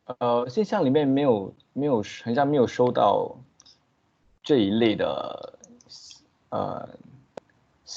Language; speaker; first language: Chinese; early bilingual, heritage; Chinese